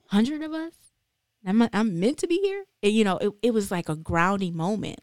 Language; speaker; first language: English; native; English